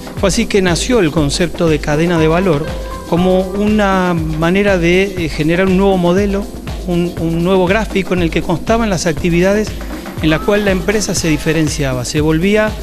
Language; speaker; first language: Spanish; native; Spanish